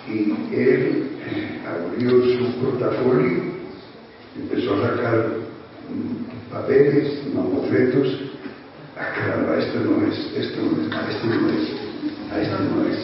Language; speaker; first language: Spanish; native; Spanish